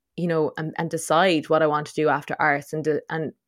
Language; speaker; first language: English; native; English